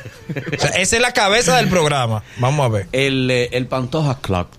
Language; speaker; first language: Spanish; native; Spanish